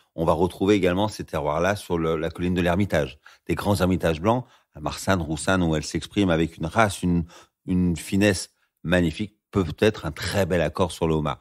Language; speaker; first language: French; native; French